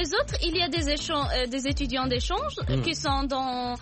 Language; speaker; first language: French; non-native, learner; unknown